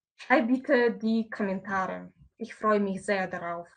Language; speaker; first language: German; non-native, fluent; Russian